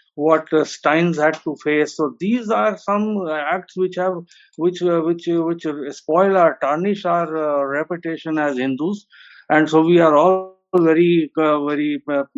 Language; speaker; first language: English; non-native, local second language; Hindi